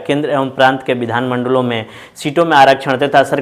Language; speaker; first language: Hindi; native; Hindi